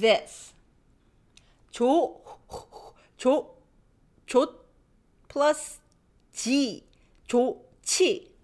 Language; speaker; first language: Korean; non-native, fluent; English